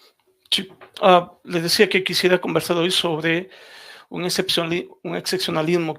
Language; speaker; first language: Spanish; native; Spanish